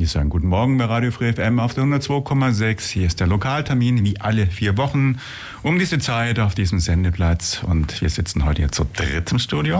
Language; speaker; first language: German; native; German